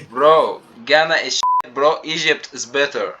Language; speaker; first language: English; non-native, learner; Arabic